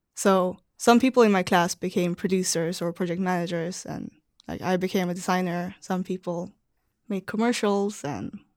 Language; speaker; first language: English; non-native, fluent; Swedish